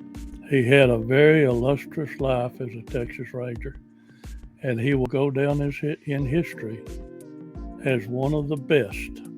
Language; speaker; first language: English; native; English